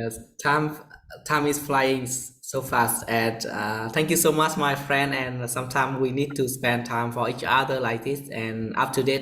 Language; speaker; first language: English; non-native, learner; Vietnamese